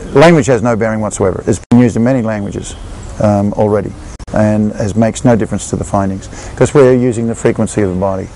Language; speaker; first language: English; native; English